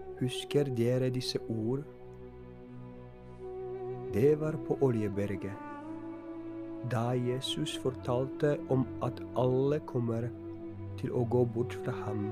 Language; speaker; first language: Norwegian; non-native, fluent; Polish